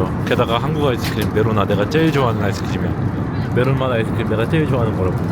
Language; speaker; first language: Korean; native; Korean